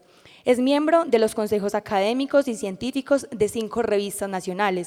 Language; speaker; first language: Spanish; native; Spanish